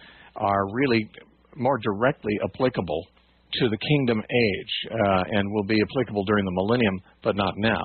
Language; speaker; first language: English; native; English